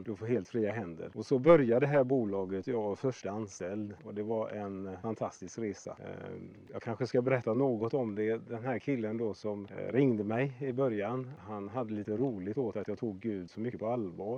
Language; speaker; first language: Swedish; native; Swedish